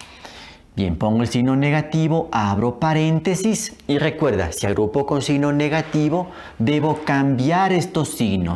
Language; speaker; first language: Spanish; native; Spanish